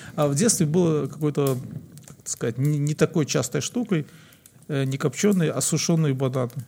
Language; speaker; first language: Russian; native; Russian